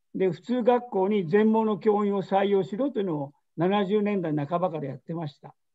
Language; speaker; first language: Japanese; native; Japanese